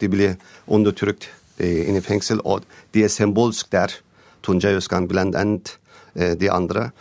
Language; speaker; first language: Norwegian; non-native, learner; Turkish